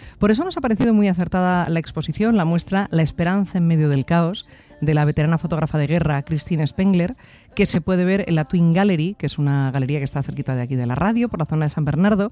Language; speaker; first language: Spanish; native; Spanish